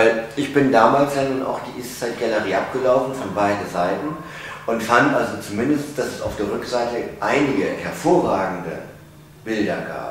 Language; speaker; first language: German; native; German